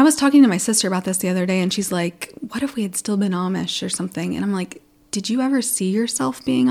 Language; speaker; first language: English; early bilingual, other home language; Pennsylvania German